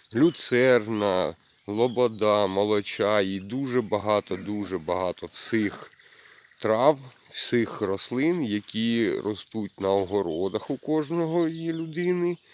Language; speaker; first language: Ukrainian; native; Ukrainian